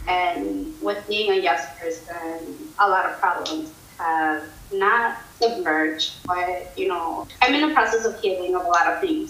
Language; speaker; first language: English; early bilingual, other home language; Spanish